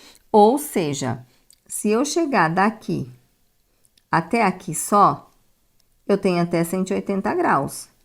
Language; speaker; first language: Portuguese; native; Portuguese